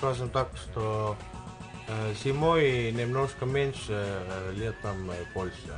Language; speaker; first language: Russian; non-native, learner; Estonian